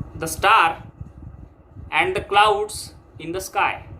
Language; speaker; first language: English; non-native, local second language; Marathi